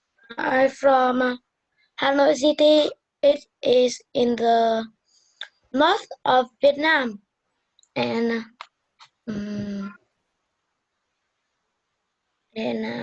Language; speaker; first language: English; non-native, learner; Vietnamese